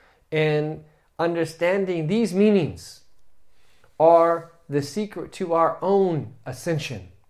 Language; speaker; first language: English; native; English